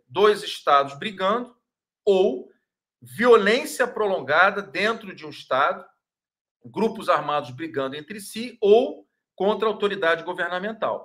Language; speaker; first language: Portuguese; native; Portuguese